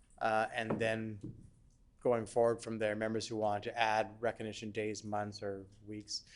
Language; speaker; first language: English; native; English